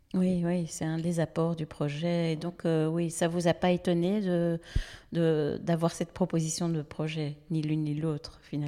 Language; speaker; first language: French; native; French